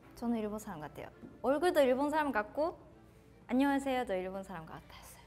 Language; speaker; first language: Korean; non-native, fluent; Japanese